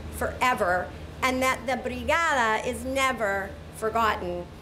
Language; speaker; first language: English; native; English